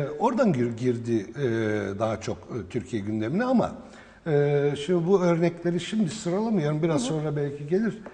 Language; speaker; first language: Turkish; non-native, local second language; Arabic